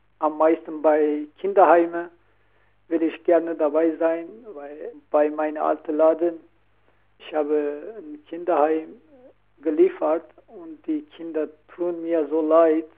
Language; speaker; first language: German; non-native, learner; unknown